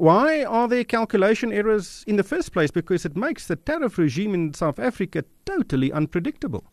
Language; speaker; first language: English; non-native, local second language; Afrikaans